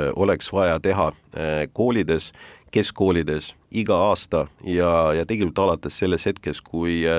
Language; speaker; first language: Estonian; non-native, local second language; Russian